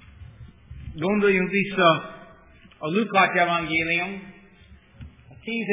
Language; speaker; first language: Hungarian; non-native, fluent; English